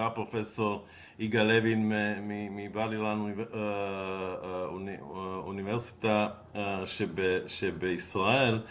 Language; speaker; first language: Hebrew; non-native, fluent; Serbian